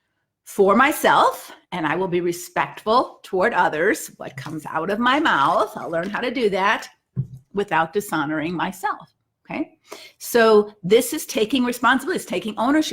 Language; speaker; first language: English; native; English